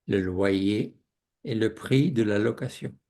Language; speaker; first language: French; non-native, fluent; English